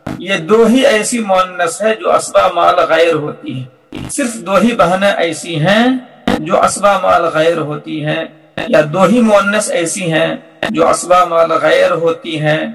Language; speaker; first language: Urdu; native; Urdu